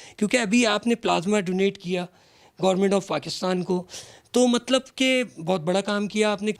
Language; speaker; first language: Urdu; native; Urdu